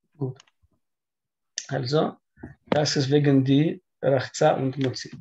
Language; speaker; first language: German; non-native, learner; Russian